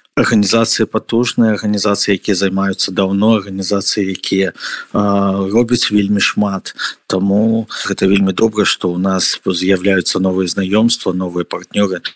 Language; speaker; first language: Belarusian; non-native, local second language; Russian